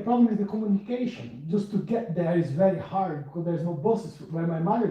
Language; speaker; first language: English; non-native, fluent; Portuguese